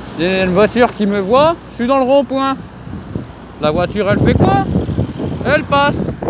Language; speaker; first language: French; native; French